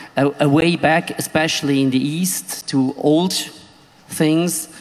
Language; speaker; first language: English; non-native, fluent; Swiss German